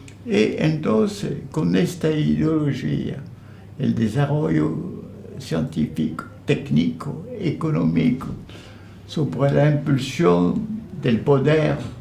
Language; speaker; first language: Spanish; non-native, fluent; French